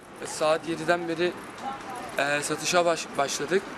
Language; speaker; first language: Turkish; non-native, learner; Persian